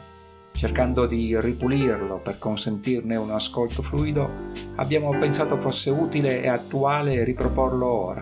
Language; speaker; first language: Italian; native; Italian